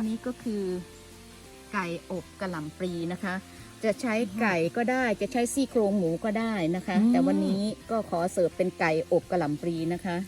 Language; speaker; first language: Thai; native; Thai